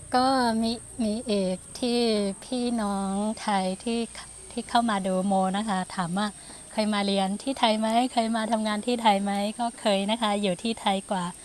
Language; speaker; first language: Thai; non-native, fluent; Burmese